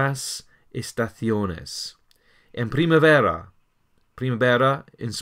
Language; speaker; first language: Spanish; non-native, learner; English